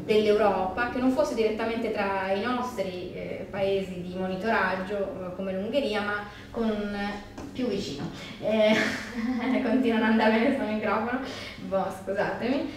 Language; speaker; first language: Italian; native; Italian